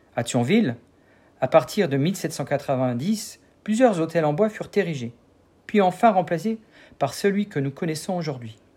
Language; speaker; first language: French; native; French